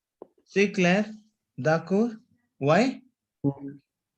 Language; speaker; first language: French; non-native, fluent; Hindi